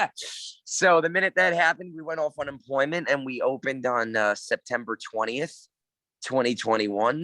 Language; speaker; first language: English; native; English